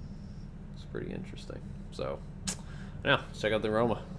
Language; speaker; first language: English; native; English